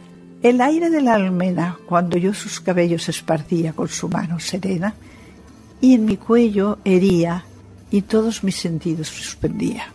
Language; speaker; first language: Spanish; native; Spanish